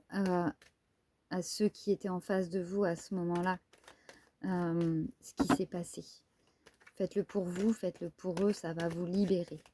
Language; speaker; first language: French; native; French